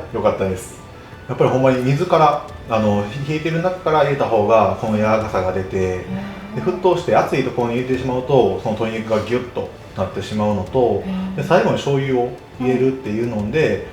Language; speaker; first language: Japanese; native; Japanese